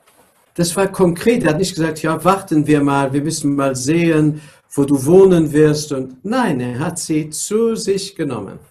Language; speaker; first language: German; non-native, local second language; Luxembourgish